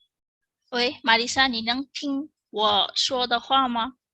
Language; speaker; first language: Chinese; non-native, fluent; Indonesian